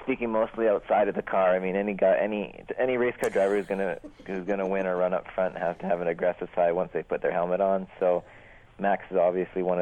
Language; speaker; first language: English; native; English